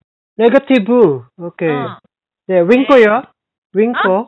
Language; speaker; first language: Korean; non-native, learner; Filipino